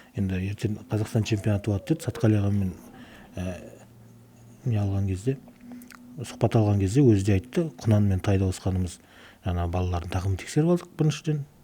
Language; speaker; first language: Kazakh; native; Kazakh